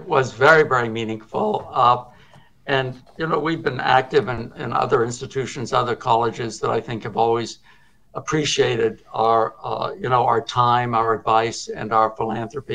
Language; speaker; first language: English; native; English